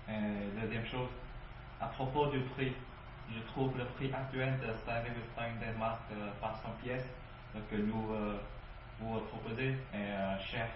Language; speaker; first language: French; non-native, learner; Vietnamese